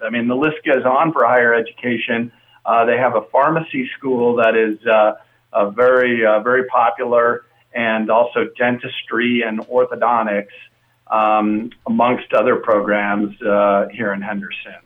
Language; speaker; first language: English; native; English